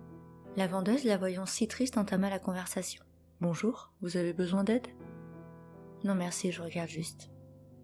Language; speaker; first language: French; native; French